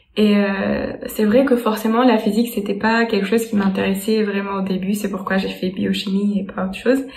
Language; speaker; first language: French; non-native, fluent; Spanish